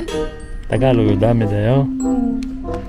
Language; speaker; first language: Japanese; non-native, learner; Filipino